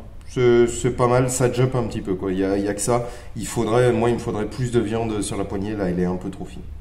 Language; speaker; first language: French; native; French